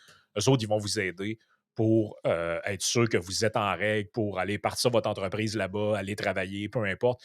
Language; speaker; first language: French; native; French